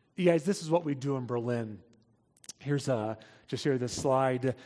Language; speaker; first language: English; native; English